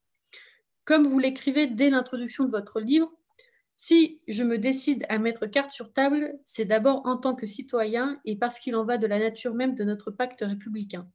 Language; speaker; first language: French; native; French